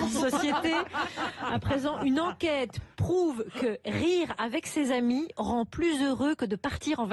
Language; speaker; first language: French; native; French